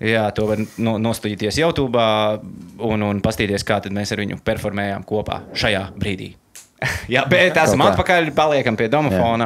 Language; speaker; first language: Latvian; native; Latvian